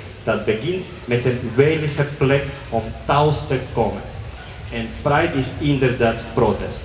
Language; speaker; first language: Dutch; non-native, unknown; Georgian